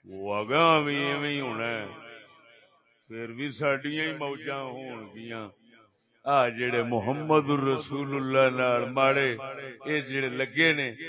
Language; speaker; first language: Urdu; non-native, local second language; Punjabi